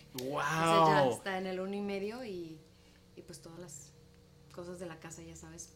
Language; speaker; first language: Spanish; native; Spanish